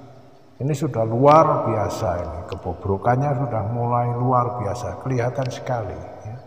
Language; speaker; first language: Indonesian; native; Indonesian